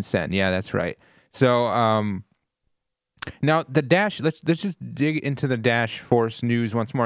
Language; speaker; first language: English; native; English